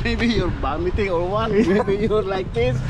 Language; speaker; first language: English; non-native, learner; Filipino